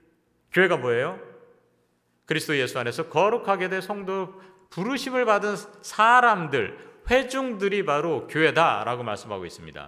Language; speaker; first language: Korean; native; Korean